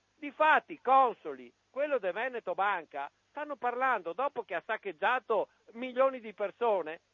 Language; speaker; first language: Italian; native; Italian